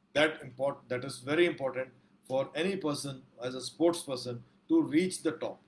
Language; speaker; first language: English; non-native, local second language; Punjabi